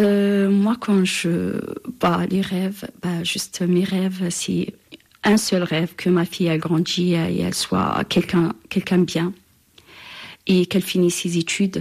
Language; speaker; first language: French; non-native, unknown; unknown